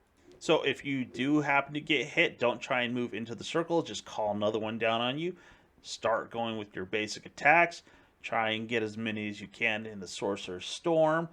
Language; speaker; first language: English; native; English